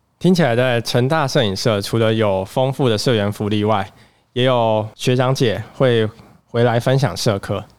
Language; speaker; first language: Chinese; native; Chinese